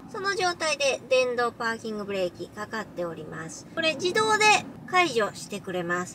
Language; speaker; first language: Japanese; native; Japanese